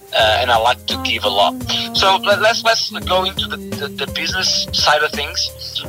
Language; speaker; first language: English; non-native, fluent; Portuguese